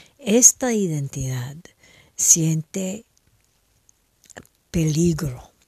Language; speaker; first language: Spanish; non-native, fluent; French